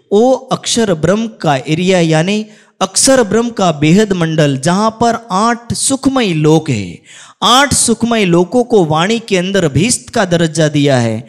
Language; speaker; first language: Hindi; native; Hindi